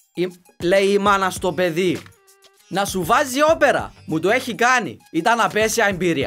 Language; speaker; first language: Greek; native; Greek